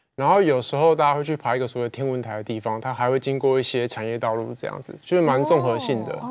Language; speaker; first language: Chinese; native; Chinese